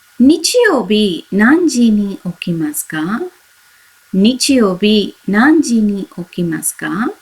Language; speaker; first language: Japanese; non-native, fluent; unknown